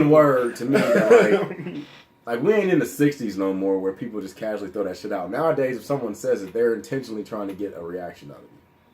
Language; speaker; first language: English; native; English